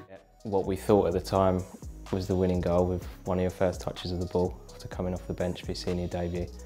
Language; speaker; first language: English; native; English